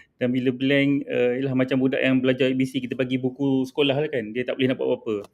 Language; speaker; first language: Malay; native; Malay